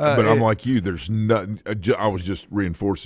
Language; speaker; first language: English; native; English